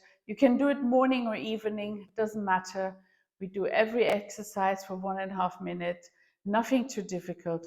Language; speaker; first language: English; non-native, fluent; German